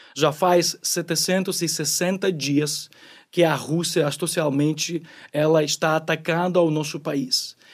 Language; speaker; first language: Portuguese; non-native, fluent; Ukrainian